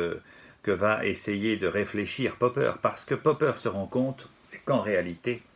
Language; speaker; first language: French; native; French